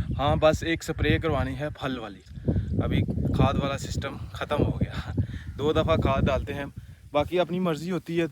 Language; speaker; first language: Urdu; non-native, local second language; Punjabi